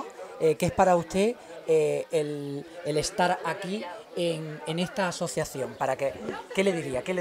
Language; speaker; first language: Spanish; native; Spanish